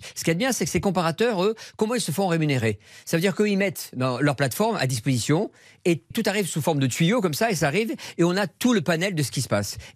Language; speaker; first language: French; native; French